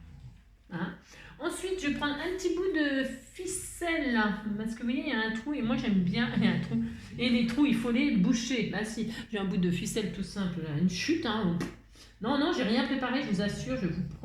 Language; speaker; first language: French; native; French